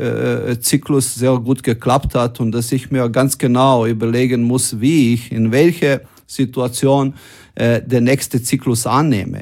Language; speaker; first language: German; non-native, fluent; Croatian